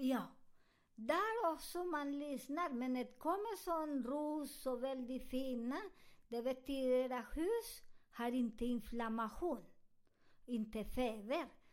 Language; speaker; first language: Swedish; non-native, learner; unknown